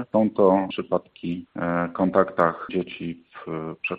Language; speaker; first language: Polish; native; Polish